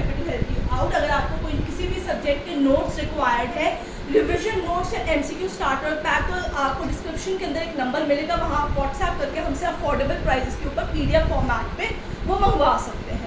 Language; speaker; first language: Hindi; native; Hindi